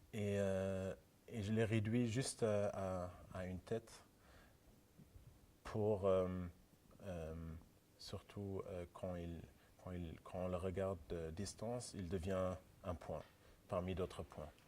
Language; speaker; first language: French; non-native, local second language; Luxembourgish